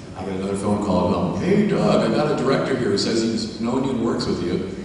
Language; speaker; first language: English; native; English